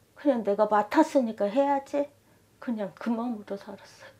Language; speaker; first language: Korean; native; Korean